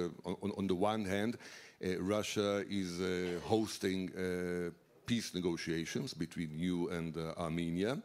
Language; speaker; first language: English; non-native, fluent; Hebrew